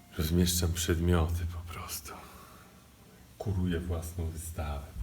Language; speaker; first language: Polish; native; Polish